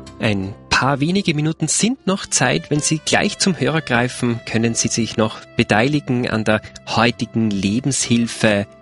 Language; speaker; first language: German; native; German